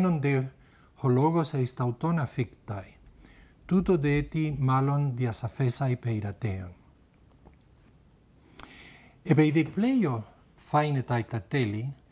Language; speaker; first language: Greek; non-native, fluent; Spanish